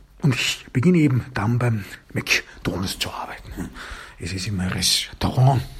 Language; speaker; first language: German; early bilingual, other home language; Turkish